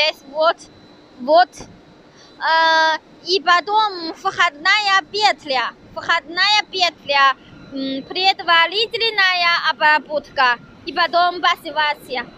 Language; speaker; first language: Russian; non-native, learner; Chinese